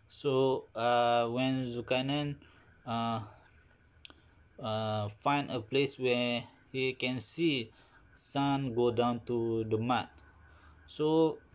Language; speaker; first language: English; non-native, learner; Malay